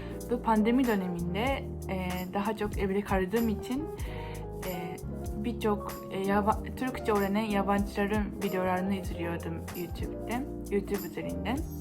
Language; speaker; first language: Turkish; non-native, fluent; Japanese